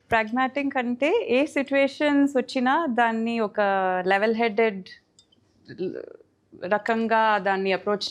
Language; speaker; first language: Telugu; non-native, fluent; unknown